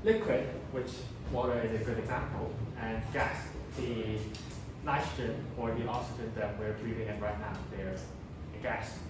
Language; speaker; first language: English; non-native, local second language; Chinese